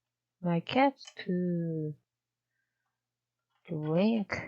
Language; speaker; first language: English; non-native, learner; Japanese